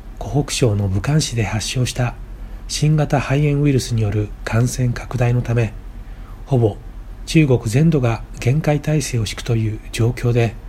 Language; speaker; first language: Japanese; native; Japanese